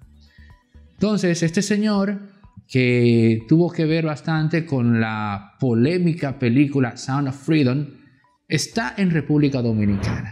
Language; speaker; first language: Spanish; native; Spanish